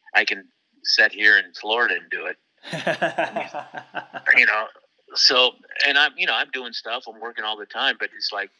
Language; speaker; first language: English; native; English